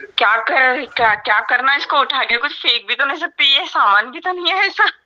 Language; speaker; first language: Hindi; native; Hindi